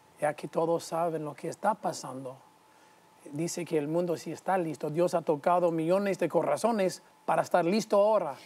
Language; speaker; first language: Spanish; non-native, fluent; English